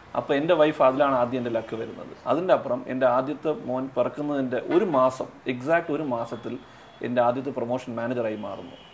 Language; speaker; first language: Malayalam; non-native, local second language; Tamil